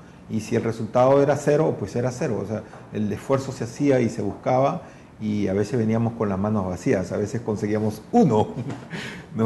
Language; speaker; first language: Spanish; native; Spanish